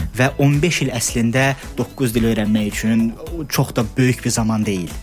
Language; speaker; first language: Azerbaijani; early bilingual, heritage; Azerbaijani